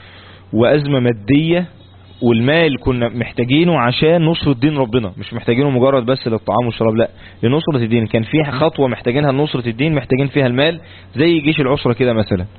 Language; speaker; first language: Arabic; native; Arabic